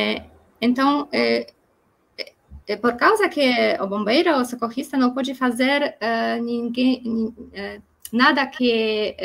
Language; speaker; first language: Portuguese; non-native, learner; Polish